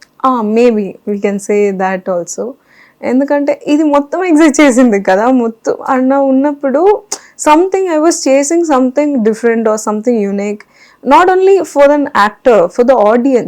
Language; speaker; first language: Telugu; non-native, fluent; Kannada